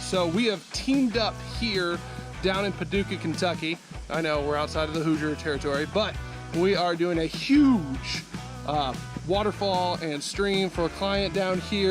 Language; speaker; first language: English; native; English